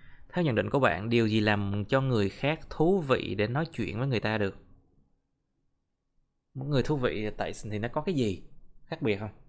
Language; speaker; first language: Vietnamese; native; Vietnamese